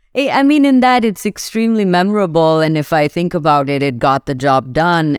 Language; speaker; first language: English; non-native, local second language; Urdu